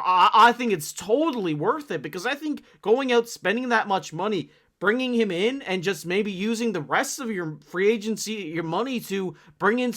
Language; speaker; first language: English; native; English